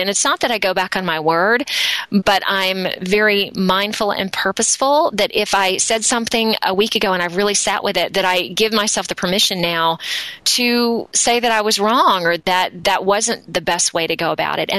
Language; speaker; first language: English; native; English